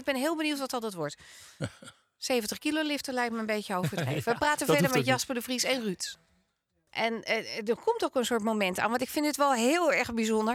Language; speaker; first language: Dutch; native; Dutch